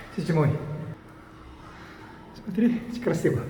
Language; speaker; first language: Russian; non-native, learner; Korean